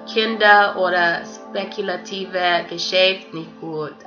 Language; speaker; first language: German; non-native, fluent; English